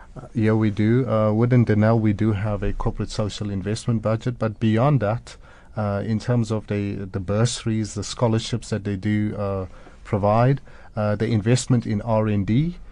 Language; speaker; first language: English; native; English